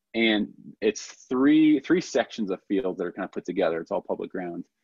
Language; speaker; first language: English; native; English